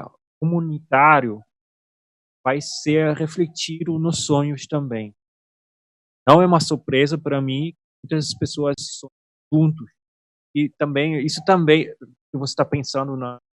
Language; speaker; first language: Portuguese; non-native, fluent; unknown